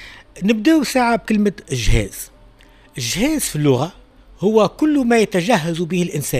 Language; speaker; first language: Arabic; native; Arabic